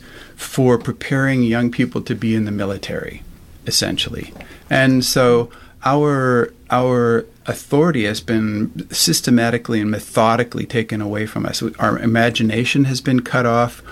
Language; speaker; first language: English; native; English